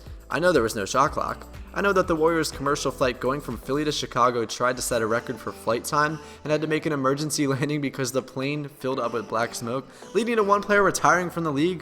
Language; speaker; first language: English; native; English